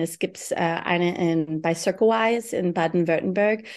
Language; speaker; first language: German; non-native, learner; English